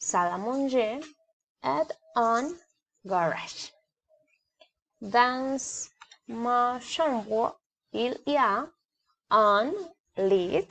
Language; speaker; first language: French; non-native, learner; Spanish